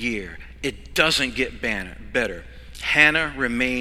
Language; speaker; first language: English; native; English